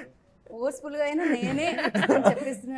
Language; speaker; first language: Telugu; native; Telugu